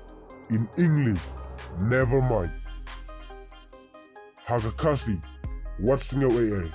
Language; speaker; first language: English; non-native, local second language; Khasi